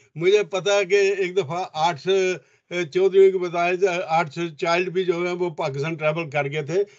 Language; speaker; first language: Urdu; non-native, local second language; Punjabi